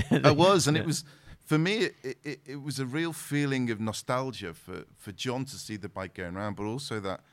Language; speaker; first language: English; native; English